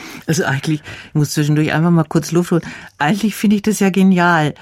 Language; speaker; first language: German; native; German